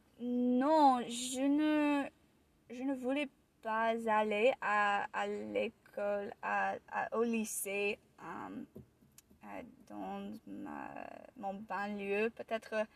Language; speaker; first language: French; non-native, learner; English